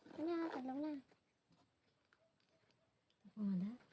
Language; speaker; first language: Filipino; non-native, local second language; Cebuano